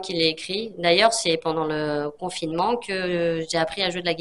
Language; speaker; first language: French; native; French